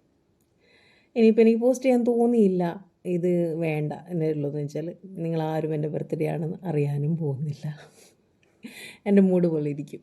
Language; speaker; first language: Malayalam; native; Malayalam